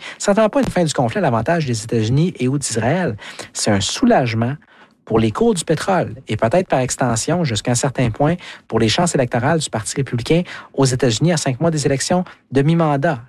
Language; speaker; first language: French; native; French